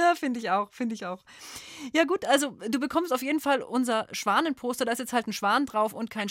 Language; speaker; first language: German; native; German